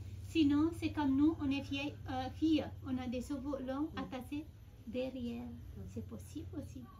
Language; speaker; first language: French; non-native, fluent; Balinese